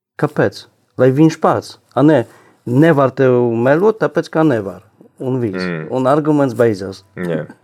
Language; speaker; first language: Latvian; non-native, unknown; Polish